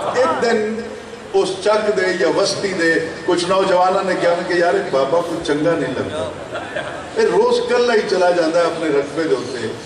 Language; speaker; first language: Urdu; non-native, local second language; Saraiki